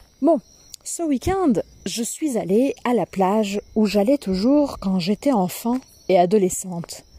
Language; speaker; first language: French; non-native, fluent; Portuguese